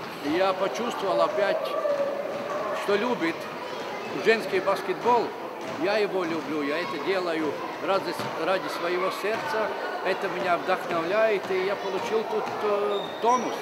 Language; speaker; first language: Russian; non-native, fluent; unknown